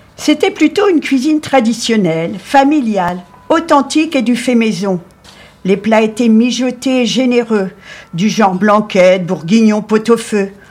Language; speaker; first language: French; native; French